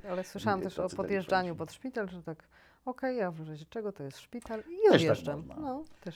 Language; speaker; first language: Polish; native; Polish